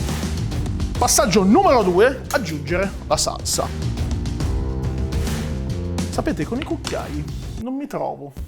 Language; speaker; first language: Italian; native; Italian